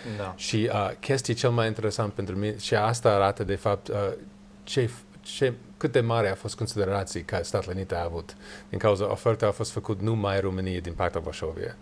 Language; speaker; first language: Romanian; non-native, learner; English